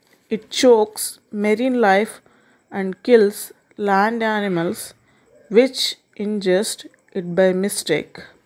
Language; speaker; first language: English; non-native, local second language; Telugu